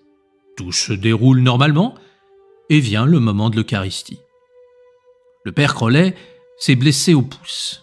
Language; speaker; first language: French; native; French